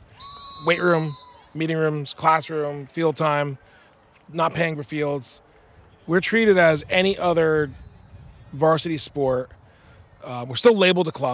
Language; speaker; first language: English; native; English